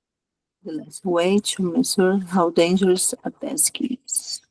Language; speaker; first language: English; non-native, learner; Portuguese